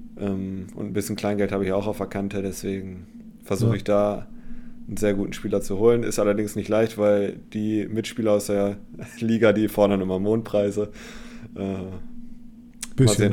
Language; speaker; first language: German; native; German